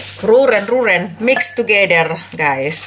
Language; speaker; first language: English; non-native, learner; Indonesian